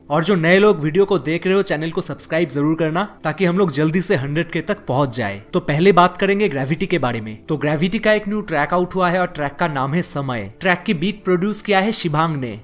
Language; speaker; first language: Hindi; non-native, local second language; Bangla